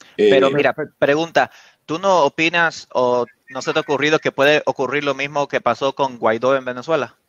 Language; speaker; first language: Spanish; early bilingual, heritage; Spanish